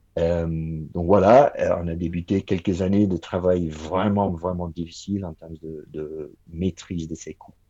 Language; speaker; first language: French; non-native, fluent; English